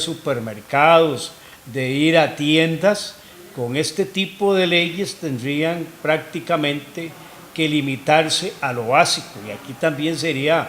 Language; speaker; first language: Spanish; native; Spanish